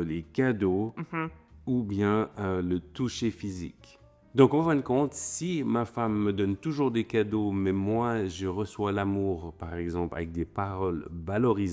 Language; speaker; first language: French; native; French